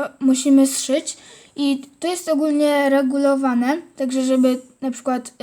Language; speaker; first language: Polish; native; Polish